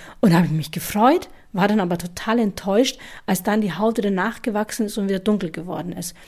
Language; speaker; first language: German; native; German